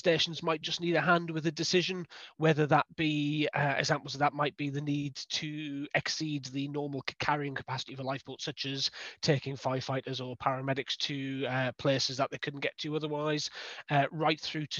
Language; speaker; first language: English; native; English